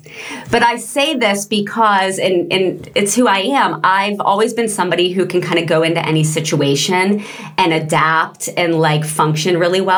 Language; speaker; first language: English; native; English